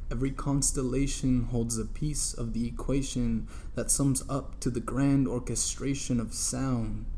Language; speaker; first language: English; early bilingual, other home language; Spanish